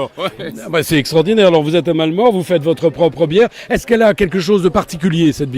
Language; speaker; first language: French; native; French